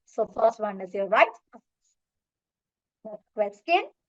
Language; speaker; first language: English; non-native, local second language; Malayalam